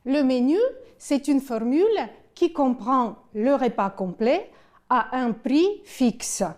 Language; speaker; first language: French; non-native, fluent; Ukrainian